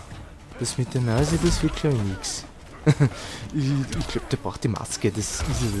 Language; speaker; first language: German; native; German